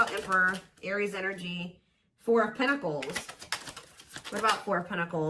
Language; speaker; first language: English; native; English